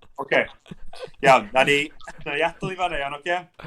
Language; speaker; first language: Welsh; native; Welsh